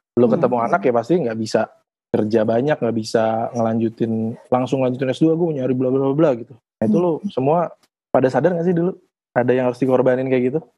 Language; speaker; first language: Indonesian; native; Indonesian